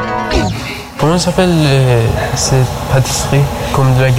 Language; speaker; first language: French; non-native, learner; Persian